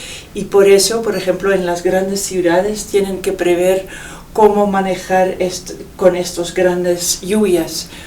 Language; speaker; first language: Spanish; non-native, fluent; Dutch